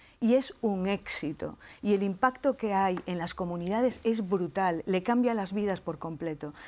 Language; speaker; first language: Spanish; native; Spanish